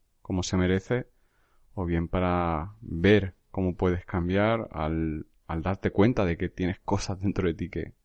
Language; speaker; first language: Spanish; native; Spanish